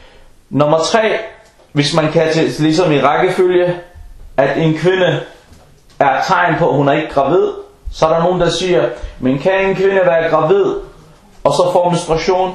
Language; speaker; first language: Danish; non-native, local second language; Arabic